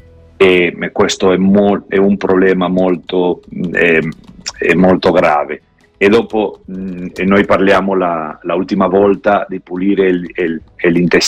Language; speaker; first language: Italian; non-native, fluent; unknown